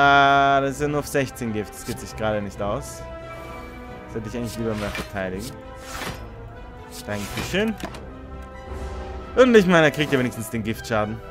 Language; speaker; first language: German; native; German